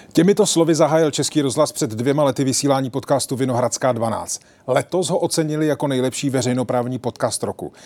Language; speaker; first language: Czech; native; Czech